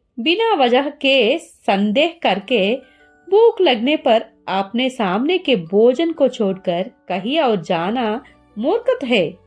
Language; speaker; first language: Hindi; non-native, learner; Telugu